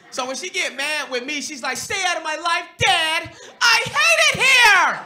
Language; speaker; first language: English; native; English